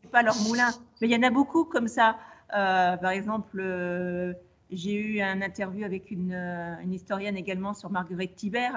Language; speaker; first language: French; native; French